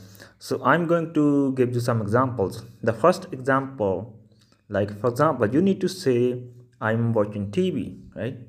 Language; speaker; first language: English; non-native, local second language; Punjabi